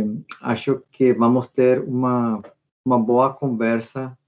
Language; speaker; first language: Portuguese; non-native, fluent; Spanish